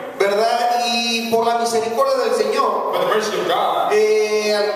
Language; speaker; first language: Spanish; native; Spanish